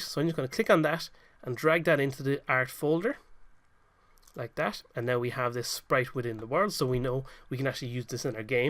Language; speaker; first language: English; native; English